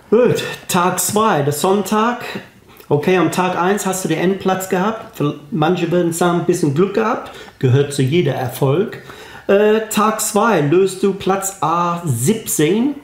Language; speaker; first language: German; non-native, fluent; English